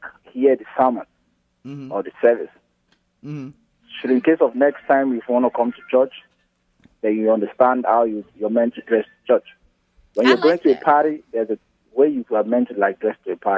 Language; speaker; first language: English; non-native, local second language; Igbo